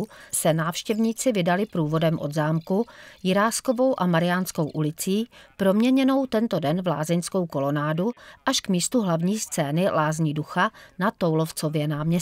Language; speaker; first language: Czech; native; Czech